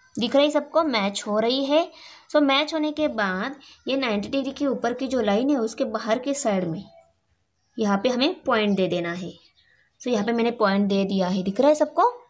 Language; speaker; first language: Hindi; non-native, local second language; Marathi